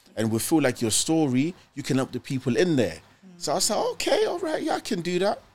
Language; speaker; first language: English; early bilingual, other home language; German